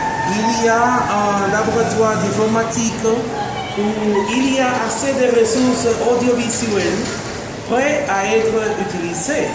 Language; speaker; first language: French; non-native, fluent; Spanish